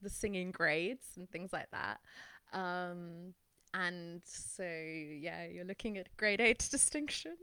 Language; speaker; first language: English; native; English